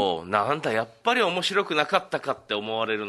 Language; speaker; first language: Japanese; native; Japanese